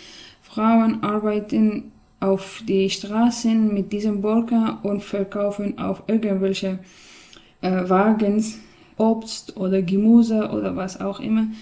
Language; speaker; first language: German; non-native, learner; Persian